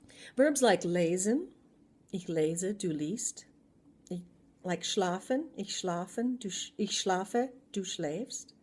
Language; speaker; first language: German; non-native, fluent; English